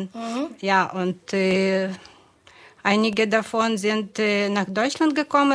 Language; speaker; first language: German; non-native, fluent; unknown